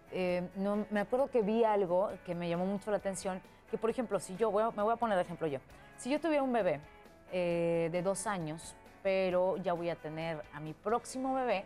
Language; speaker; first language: Spanish; native; Spanish